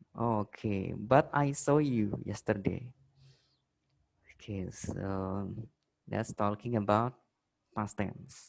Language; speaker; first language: English; non-native, fluent; Indonesian